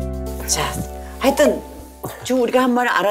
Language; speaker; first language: Korean; native; Korean